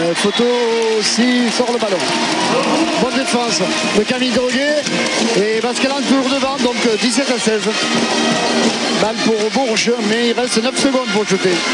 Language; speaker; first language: French; native; French